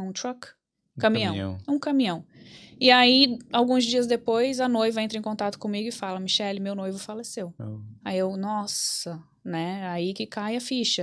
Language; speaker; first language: Portuguese; native; Portuguese